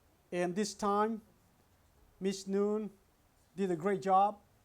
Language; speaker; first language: English; non-native, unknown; Burmese